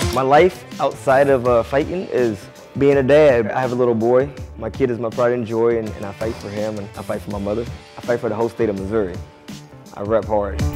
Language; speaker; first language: English; native; English